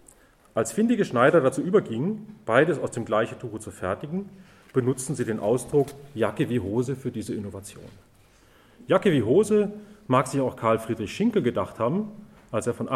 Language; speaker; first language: German; native; German